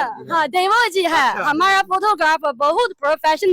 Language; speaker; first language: Hindi; non-native, learner; Chinese